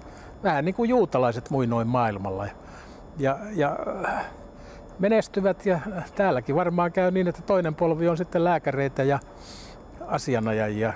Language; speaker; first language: Finnish; native; Finnish